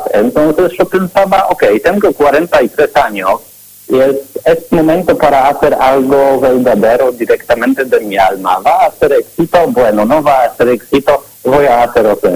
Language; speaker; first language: Spanish; non-native, learner; Polish